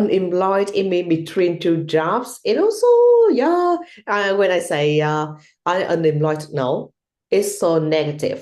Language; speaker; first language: English; non-native, learner; Vietnamese